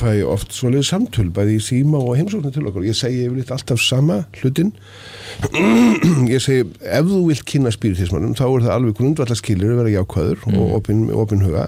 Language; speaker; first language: Icelandic; native; Icelandic